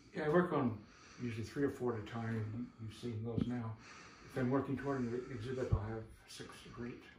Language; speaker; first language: English; native; English